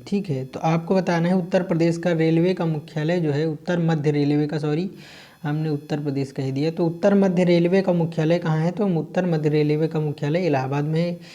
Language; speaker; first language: Hindi; native; Hindi